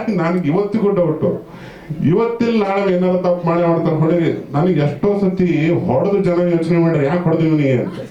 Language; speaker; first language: Kannada; native; Kannada